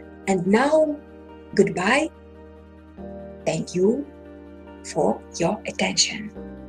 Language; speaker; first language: English; non-native, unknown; Russian